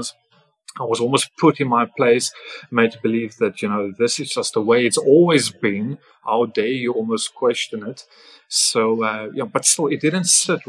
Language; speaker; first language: English; non-native, local second language; Afrikaans